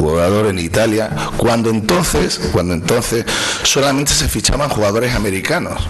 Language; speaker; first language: Spanish; native; Spanish